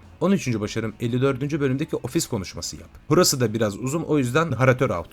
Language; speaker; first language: Turkish; native; Turkish